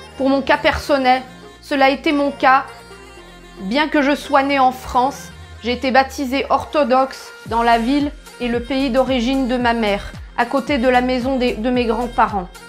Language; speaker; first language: French; native; French